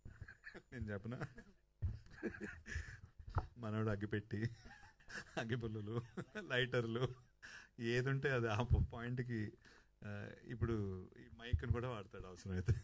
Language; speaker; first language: Telugu; native; Telugu